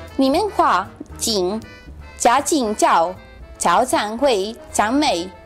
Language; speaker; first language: Chinese; non-native, learner; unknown